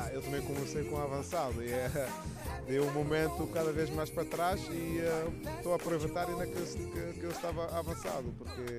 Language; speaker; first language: Portuguese; non-native, learner; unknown